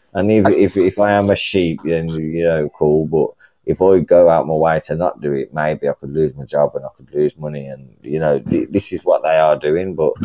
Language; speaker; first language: English; native; English